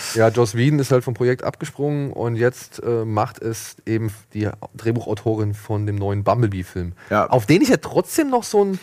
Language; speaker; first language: German; native; German